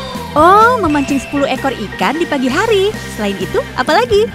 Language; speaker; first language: Indonesian; native; Indonesian